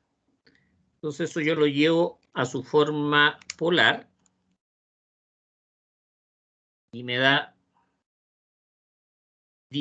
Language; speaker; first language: Spanish; native; Spanish